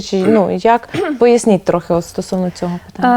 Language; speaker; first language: Ukrainian; native; Ukrainian